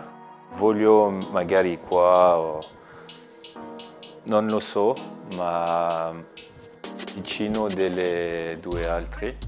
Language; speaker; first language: Italian; non-native, learner; French